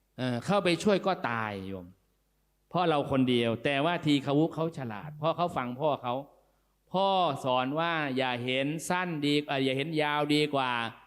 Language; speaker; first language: Thai; native; Thai